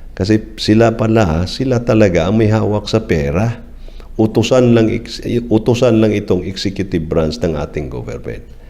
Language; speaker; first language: Filipino; non-native, local second language; Cebuano